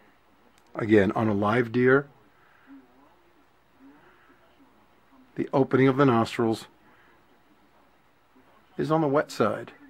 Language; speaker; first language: English; native; English